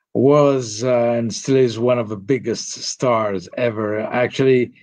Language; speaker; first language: English; non-native, fluent; Italian